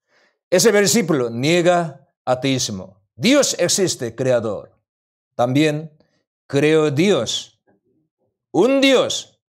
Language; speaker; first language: Spanish; non-native, learner; Korean